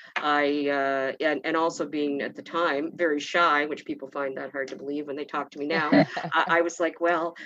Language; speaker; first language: English; native; English